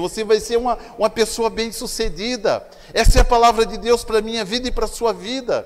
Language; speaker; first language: Portuguese; native; Portuguese